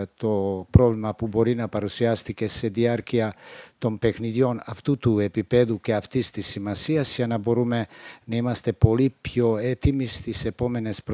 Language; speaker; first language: Greek; non-native, fluent; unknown